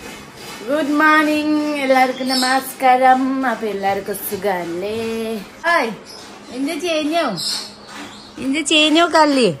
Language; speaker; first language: Malayalam; non-native, learner; Nepali